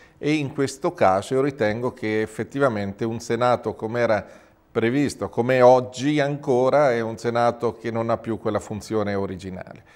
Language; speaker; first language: Italian; native; Italian